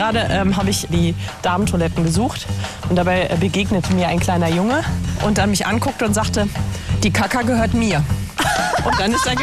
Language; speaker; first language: German; native; German